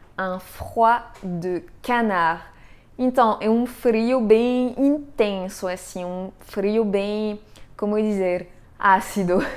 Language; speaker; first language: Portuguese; non-native, fluent; French